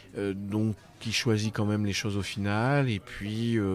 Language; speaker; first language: French; native; French